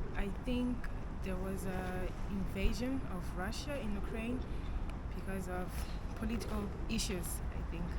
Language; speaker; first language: English; non-native, fluent; Korean